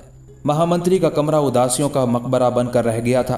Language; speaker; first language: Urdu; native; Urdu